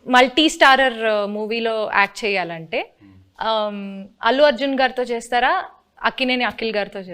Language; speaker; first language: Telugu; native; Telugu